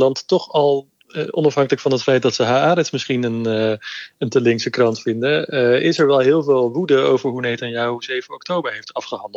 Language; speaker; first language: Dutch; native; Dutch